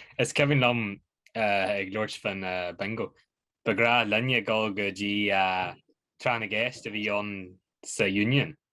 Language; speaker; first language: Irish; native; Irish